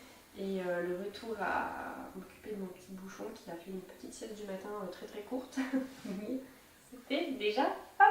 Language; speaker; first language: French; native; French